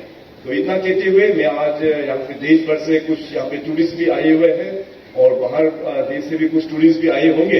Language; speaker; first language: Hindi; non-native, local second language; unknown